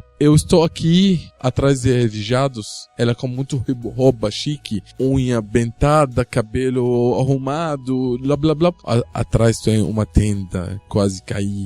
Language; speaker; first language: Portuguese; non-native, learner; Arabic